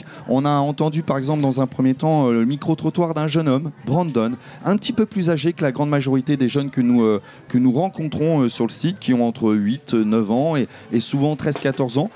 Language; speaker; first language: French; native; French